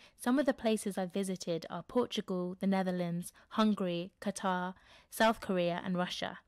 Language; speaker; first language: English; native; English